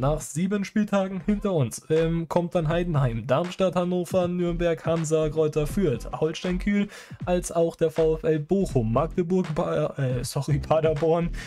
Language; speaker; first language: German; native; German